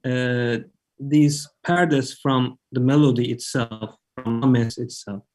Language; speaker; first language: English; non-native, fluent; Turkish